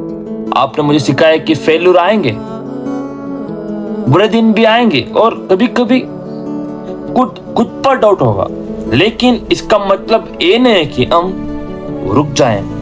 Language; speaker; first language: Hindi; non-native, local second language; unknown